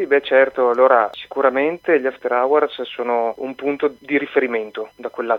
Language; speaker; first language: Italian; native; Italian